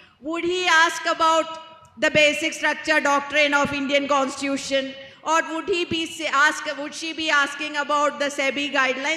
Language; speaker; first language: English; non-native, local second language; Malayalam